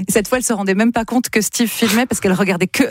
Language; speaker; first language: French; native; French